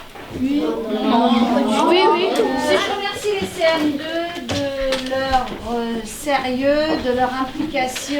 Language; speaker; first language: French; native; French